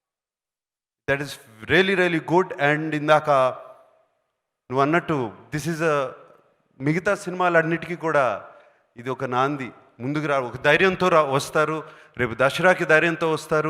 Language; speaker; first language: Telugu; native; Telugu